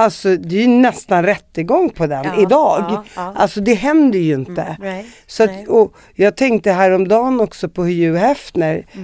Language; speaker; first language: Swedish; native; Swedish